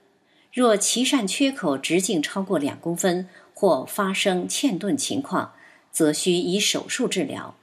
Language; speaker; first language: Chinese; native; Chinese